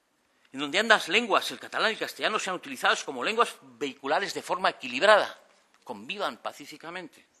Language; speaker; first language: Spanish; native; Spanish